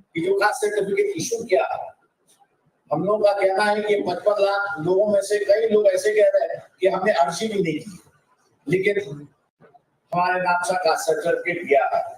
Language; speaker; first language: Hindi; non-native, local second language; Marathi